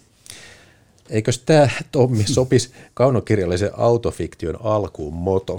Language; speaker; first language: Finnish; native; Finnish